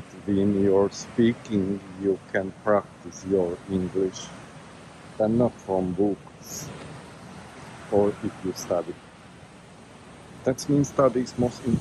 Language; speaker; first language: English; non-native, learner; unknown